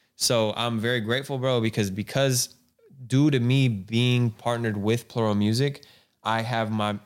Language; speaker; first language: English; native; English